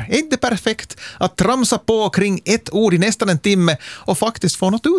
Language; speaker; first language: Swedish; native; Swedish